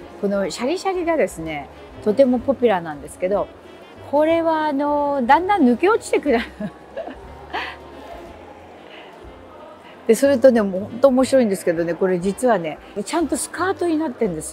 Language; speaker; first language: Japanese; native; Japanese